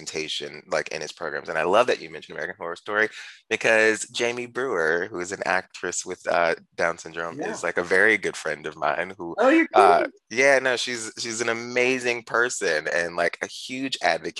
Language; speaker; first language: English; native; English